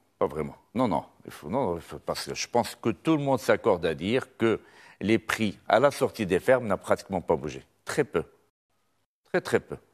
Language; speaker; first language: French; non-native, local second language; Arabic